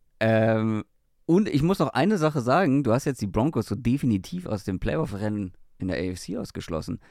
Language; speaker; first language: German; native; German